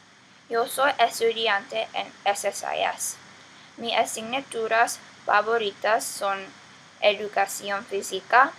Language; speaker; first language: Spanish; non-native, learner; Korean